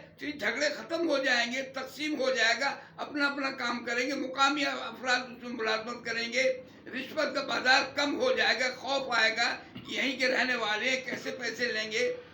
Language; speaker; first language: Urdu; native; Urdu